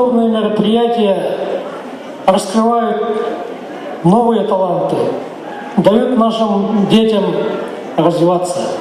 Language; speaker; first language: Russian; non-native, local second language; Yakut